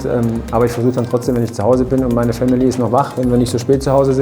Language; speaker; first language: German; native; German